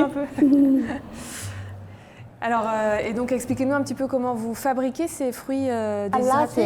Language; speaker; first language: French; native; French